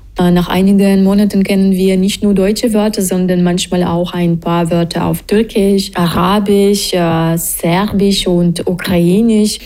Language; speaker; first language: German; native; German